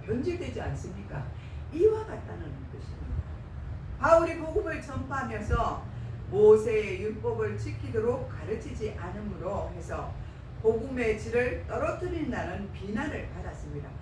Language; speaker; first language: Korean; native; Korean